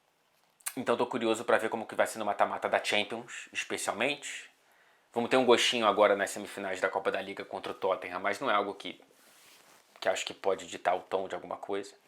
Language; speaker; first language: Portuguese; native; Portuguese